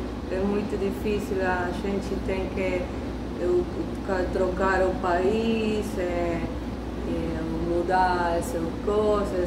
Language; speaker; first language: Portuguese; non-native, learner; Spanish